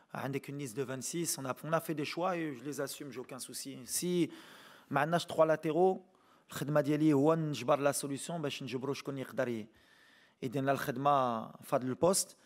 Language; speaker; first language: French; native; French